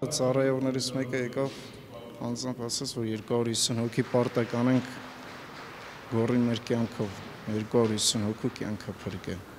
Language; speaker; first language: Armenian; native; Armenian